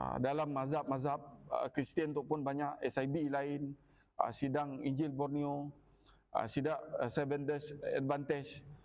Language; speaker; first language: Malay; non-native, local second language; Iban